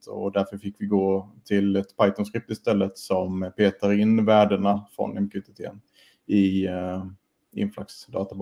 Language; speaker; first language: Swedish; native; Swedish